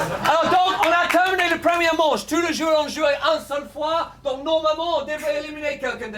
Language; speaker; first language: French; native; French